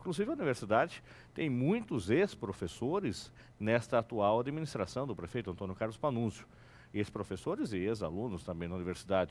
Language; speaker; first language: Portuguese; native; Portuguese